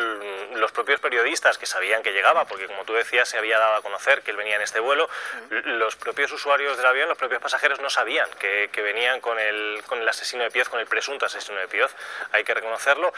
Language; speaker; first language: Spanish; native; Spanish